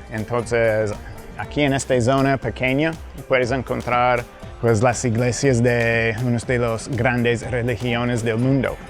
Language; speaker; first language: Spanish; non-native, fluent; English